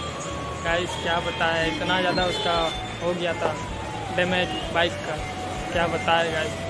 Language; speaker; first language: Hindi; native; Hindi